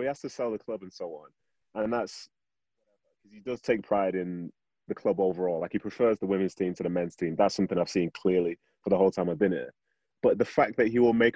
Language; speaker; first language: English; native; English